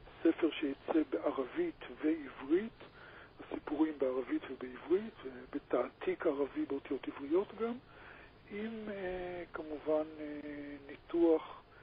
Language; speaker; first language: Hebrew; native; Hebrew